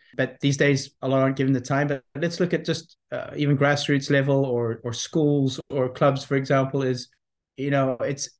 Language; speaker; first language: English; native; English